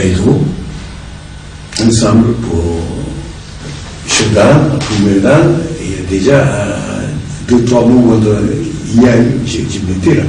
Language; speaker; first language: French; non-native, learner; Japanese